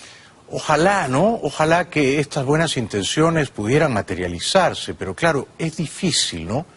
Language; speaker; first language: Spanish; native; Spanish